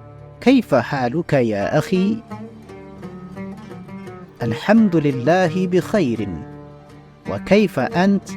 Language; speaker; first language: Arabic; non-native, fluent; Indonesian